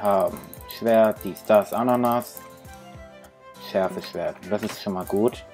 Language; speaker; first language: German; native; German